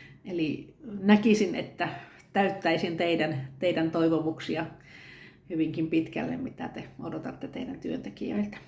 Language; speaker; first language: Finnish; native; Finnish